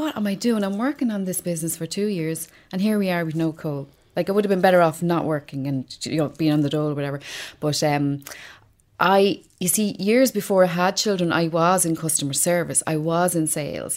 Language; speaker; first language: English; native; English